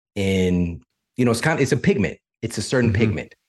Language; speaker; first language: English; native; English